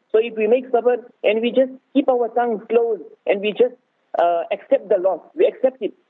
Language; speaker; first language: English; native; English